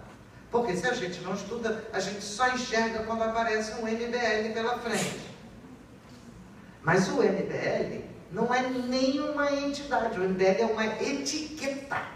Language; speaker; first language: Portuguese; native; Portuguese